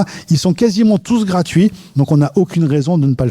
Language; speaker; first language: French; native; French